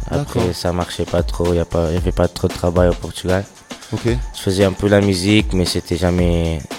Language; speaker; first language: French; non-native, learner; English